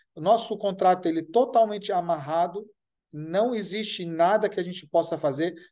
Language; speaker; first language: Portuguese; non-native, fluent; Arabic